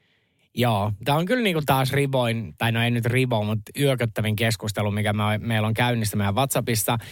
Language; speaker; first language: Finnish; native; Finnish